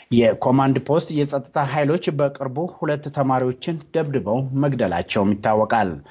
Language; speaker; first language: Amharic; non-native, local second language; Oromo